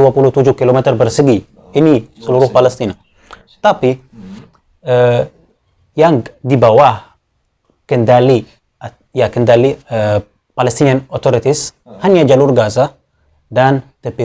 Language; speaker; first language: Indonesian; non-native, fluent; Arabic